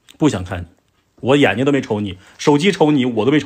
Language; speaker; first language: Chinese; native; Chinese